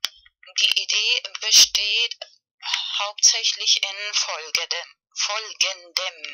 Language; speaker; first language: German; non-native, fluent; Spanish